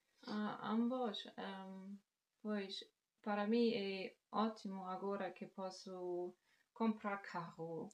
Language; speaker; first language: Portuguese; non-native, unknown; German